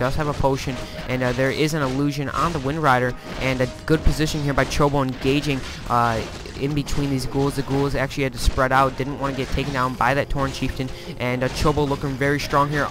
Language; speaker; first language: English; native; English